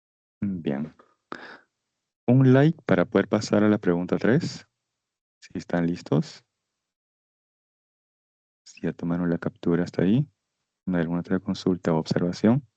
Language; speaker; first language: Spanish; native; Spanish